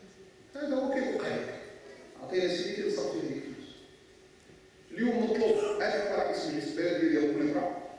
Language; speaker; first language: Arabic; native; Arabic